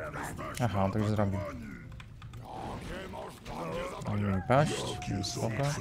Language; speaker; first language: Polish; native; Polish